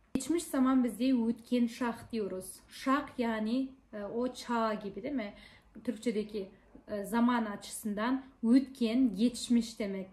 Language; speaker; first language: Turkish; non-native, fluent; Kazakh